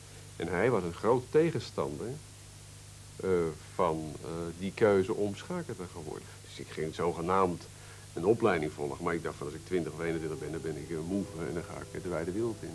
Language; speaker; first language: Dutch; native; Dutch